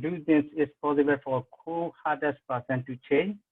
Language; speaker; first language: English; non-native, learner; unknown